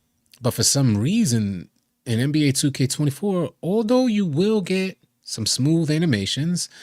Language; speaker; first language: English; native; English